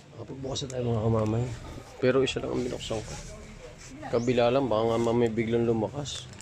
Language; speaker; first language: Filipino; native; Filipino